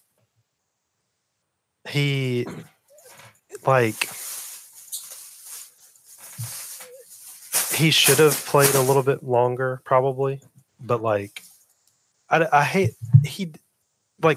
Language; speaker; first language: English; native; English